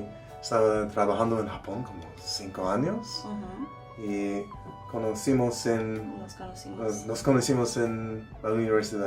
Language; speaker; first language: Spanish; non-native, learner; English